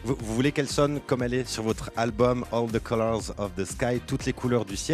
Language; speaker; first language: French; native; French